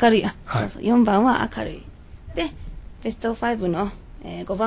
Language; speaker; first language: Japanese; native; Japanese